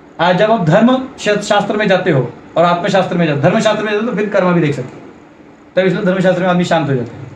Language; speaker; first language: Hindi; non-native, local second language; Marathi